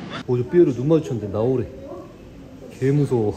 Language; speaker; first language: Korean; native; Korean